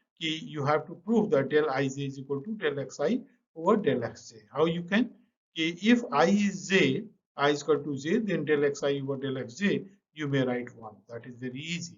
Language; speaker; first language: English; non-native, local second language; Hindi